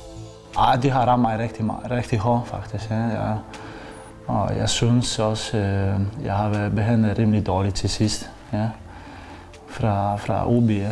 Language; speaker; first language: Danish; non-native, learner; Polish